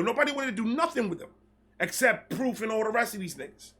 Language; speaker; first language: English; native; English